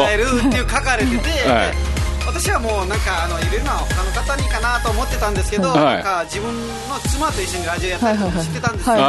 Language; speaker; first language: Japanese; non-native, fluent; Nepali